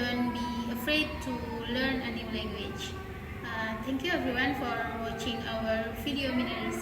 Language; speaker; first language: English; non-native, learner; Indonesian